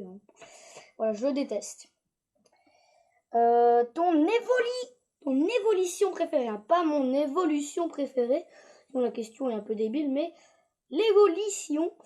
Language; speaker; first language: French; native; French